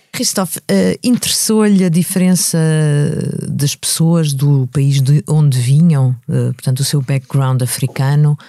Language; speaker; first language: Portuguese; native; Portuguese